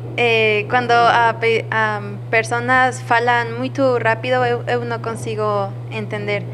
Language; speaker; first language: Portuguese; non-native, learner; Spanish